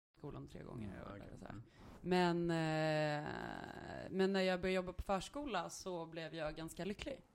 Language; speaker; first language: Swedish; early bilingual, other home language; Serbian